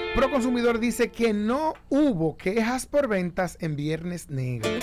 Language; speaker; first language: Spanish; native; Spanish